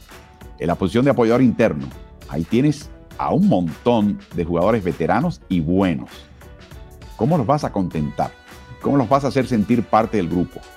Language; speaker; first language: Spanish; native; Spanish